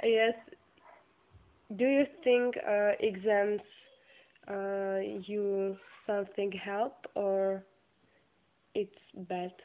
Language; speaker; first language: English; non-native, learner; Czech